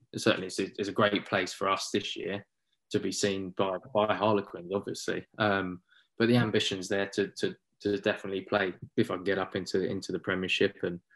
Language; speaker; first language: English; native; English